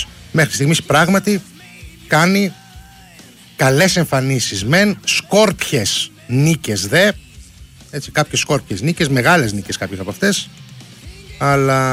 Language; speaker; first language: Greek; native; Greek